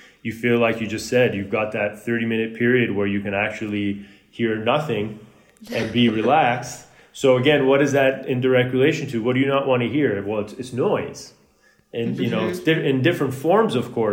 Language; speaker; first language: English; early bilingual, other home language; Spanish